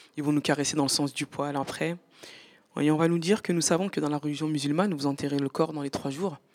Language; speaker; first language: French; native; French